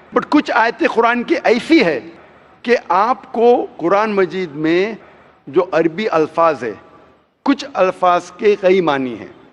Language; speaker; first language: Hindi; non-native, local second language; Konkani